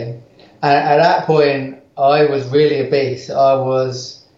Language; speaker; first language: English; native; English